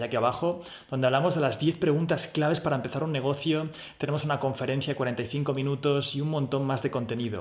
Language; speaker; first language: Spanish; native; Spanish